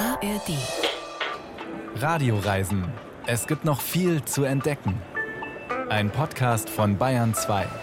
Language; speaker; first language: German; native; German